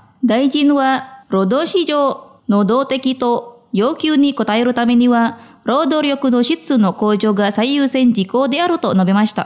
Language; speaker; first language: Japanese; non-native, fluent; Indonesian